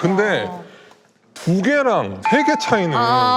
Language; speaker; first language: Korean; native; Korean